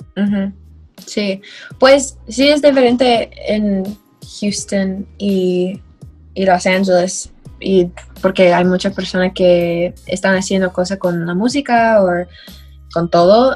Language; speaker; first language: Spanish; non-native, learner; English